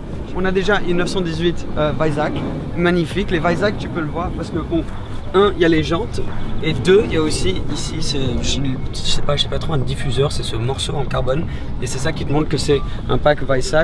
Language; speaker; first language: French; native; French